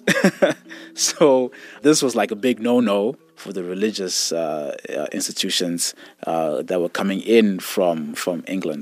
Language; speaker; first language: English; non-native, local second language; Shona